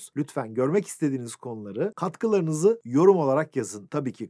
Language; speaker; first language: Turkish; native; Turkish